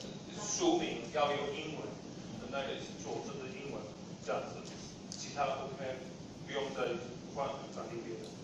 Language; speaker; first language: Chinese; non-native, fluent; English